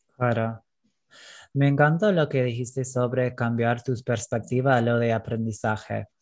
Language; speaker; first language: Spanish; non-native, fluent; English